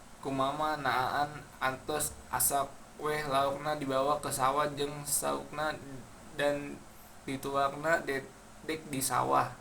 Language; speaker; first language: Sundanese; non-native, local second language; Indonesian